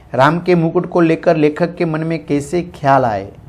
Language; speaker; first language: Hindi; non-native, local second language; Gujarati